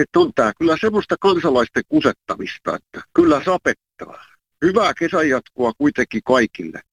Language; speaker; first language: Finnish; native; Finnish